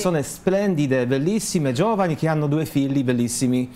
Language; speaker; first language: Italian; non-native, fluent; Polish